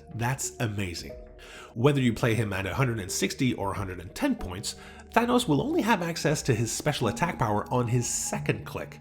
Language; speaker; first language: English; native; English